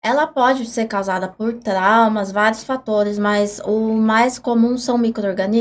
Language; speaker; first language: Portuguese; native; Portuguese